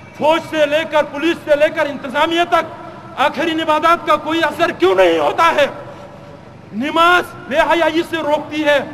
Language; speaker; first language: Urdu; non-native, local second language; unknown